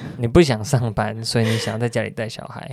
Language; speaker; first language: Chinese; native; Chinese